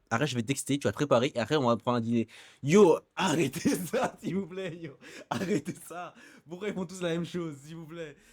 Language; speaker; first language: French; native; French